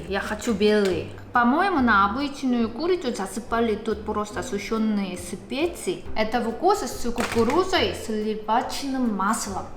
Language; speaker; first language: Russian; non-native, learner; Korean